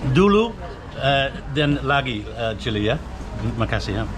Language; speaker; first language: Indonesian; non-native, learner; English